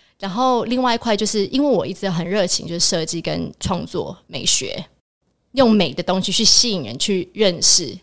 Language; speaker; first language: Chinese; early bilingual, heritage; Chinese